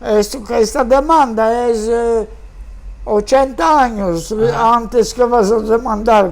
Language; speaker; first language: Spanish; early bilingual, heritage; Ladino